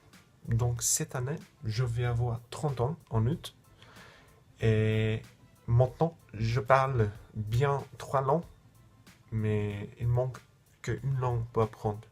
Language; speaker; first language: French; non-native, fluent; English